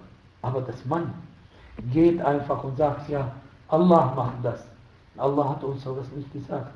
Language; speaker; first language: German; non-native, fluent; Arabic